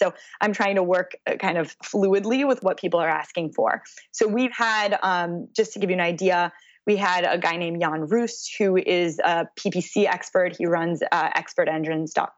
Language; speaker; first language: English; native; English